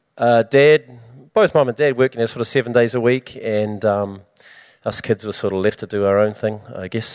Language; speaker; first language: English; native; English